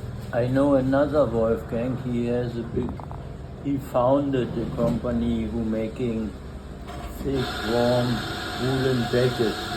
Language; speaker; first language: English; non-native, fluent; German